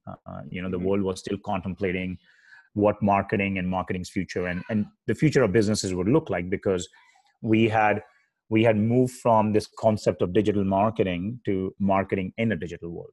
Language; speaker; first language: English; non-native, local second language; Hindi